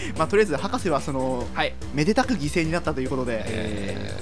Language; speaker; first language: Japanese; native; Japanese